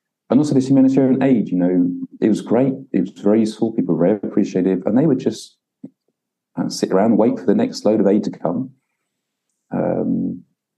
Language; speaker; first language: English; native; English